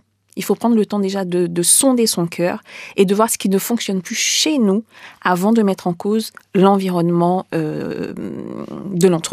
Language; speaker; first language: French; native; French